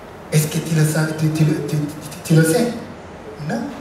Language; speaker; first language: French; non-native, local second language; Rundi